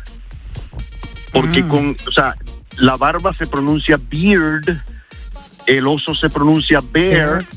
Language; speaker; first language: Spanish; early bilingual, heritage; Spanish